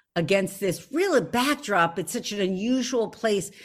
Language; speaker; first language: English; native; English